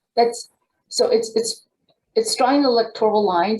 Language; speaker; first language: English; native; English